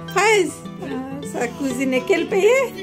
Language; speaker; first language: French; non-native, learner; Bangla